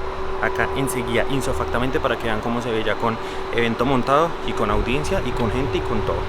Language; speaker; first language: Spanish; native; Spanish